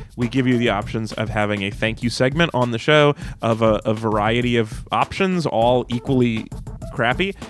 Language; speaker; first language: English; native; English